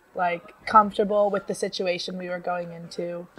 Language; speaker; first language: English; native; English